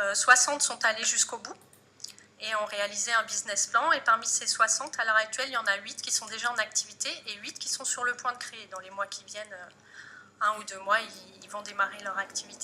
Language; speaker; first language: French; native; French